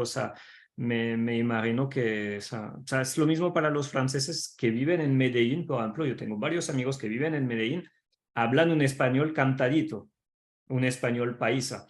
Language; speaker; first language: Spanish; non-native, fluent; French